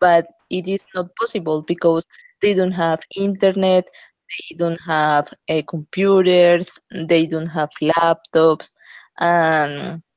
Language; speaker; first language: English; non-native, learner; Spanish